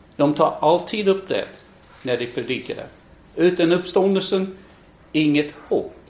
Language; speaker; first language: Swedish; non-native, fluent; English